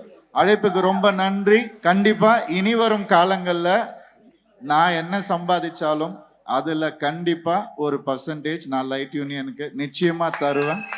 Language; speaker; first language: Tamil; native; Tamil